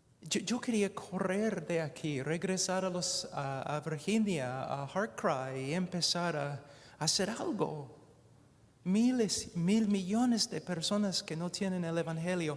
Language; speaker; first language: Spanish; non-native, fluent; English